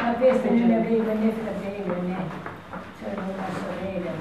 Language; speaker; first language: Italian; non-native, learner; Albanian